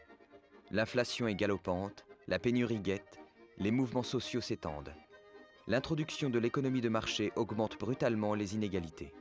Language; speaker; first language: French; native; French